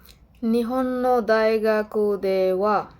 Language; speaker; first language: Japanese; non-native, learner; Bangla